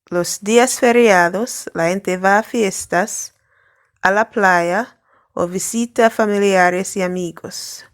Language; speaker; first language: Spanish; non-native, fluent; English